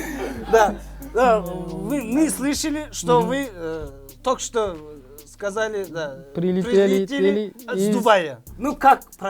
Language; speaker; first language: Russian; non-native, local second language; Kazakh